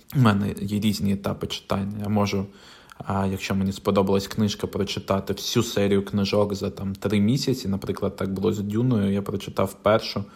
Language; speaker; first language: Ukrainian; non-native, local second language; Russian